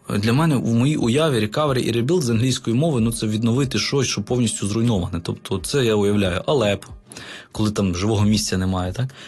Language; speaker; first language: Ukrainian; native; Ukrainian